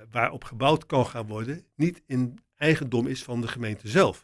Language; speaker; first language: Dutch; native; Dutch